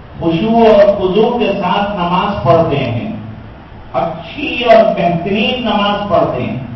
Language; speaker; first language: Urdu; non-native, local second language; Gujarati